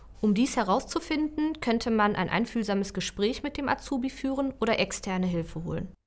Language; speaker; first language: German; native; German